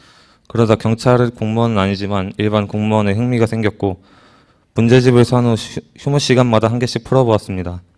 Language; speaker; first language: Korean; native; Korean